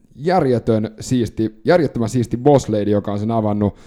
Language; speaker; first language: Finnish; non-native, local second language; Swedish